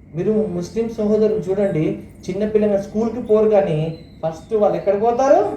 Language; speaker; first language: Telugu; non-native, local second language; Marathi